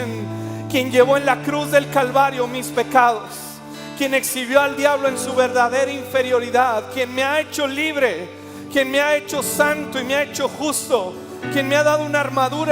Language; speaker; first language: Spanish; native; Spanish